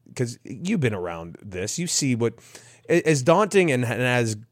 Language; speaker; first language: English; native; English